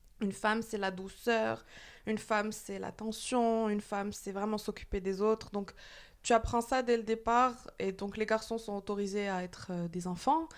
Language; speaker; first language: French; non-native, local second language; Arabic